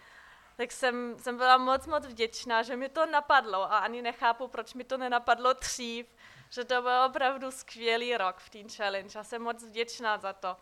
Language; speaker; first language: Czech; non-native, fluent; German